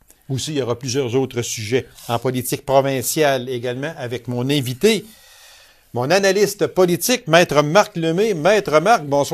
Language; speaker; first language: French; native; French